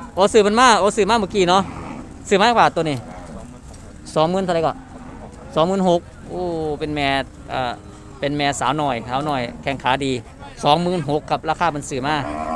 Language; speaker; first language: Thai; non-native, local second language; Northeastern Thai